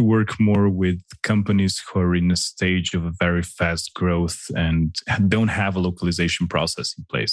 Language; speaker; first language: English; non-native, fluent; Slovenian